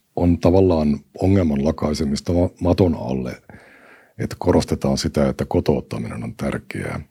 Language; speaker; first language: Finnish; native; Finnish